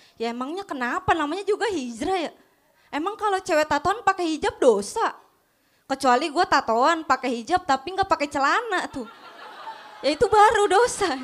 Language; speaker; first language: Indonesian; native; Indonesian